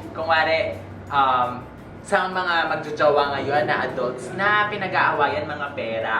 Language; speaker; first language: Filipino; native; Filipino